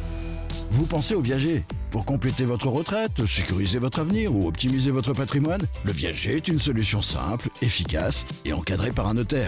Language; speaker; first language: French; native; French